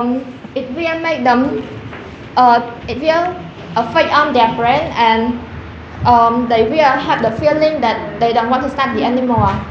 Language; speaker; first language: English; non-native, learner; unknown